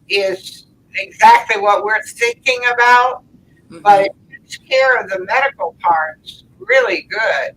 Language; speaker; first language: English; native; English